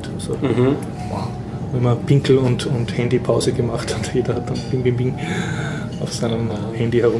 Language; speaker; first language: German; native; German